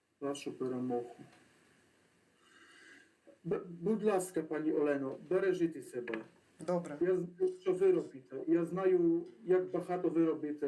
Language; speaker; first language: Ukrainian; non-native, learner; Polish